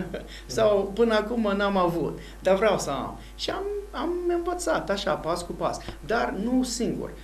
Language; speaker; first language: Romanian; non-native, fluent; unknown